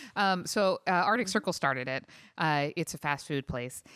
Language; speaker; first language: English; native; English